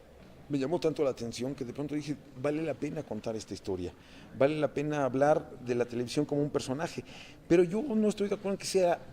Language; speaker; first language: Spanish; native; Spanish